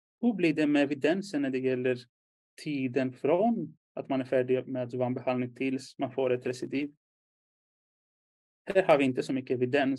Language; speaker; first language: Swedish; non-native, fluent; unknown